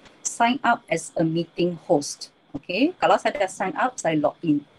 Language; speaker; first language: English; non-native, local second language; Malay